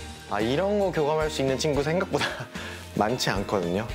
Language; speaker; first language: Korean; native; Korean